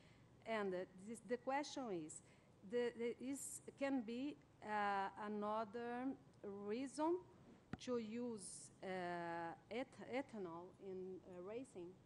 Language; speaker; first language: English; non-native, learner; Portuguese